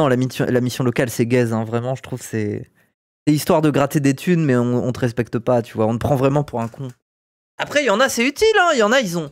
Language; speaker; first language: French; native; French